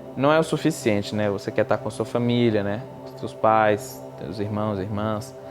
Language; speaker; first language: Portuguese; non-native, local second language; Kabuverdianu